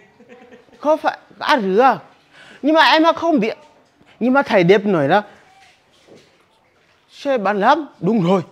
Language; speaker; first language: Vietnamese; non-native, learner; Portuguese